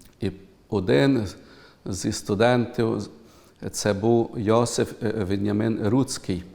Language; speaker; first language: Ukrainian; early bilingual, heritage; Ukrainian